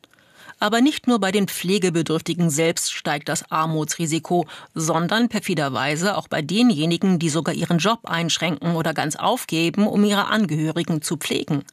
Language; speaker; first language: German; native; German